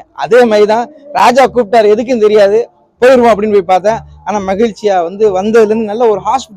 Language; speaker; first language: Tamil; native; Tamil